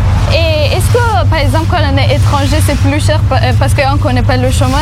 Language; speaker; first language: French; non-native, learner; Persian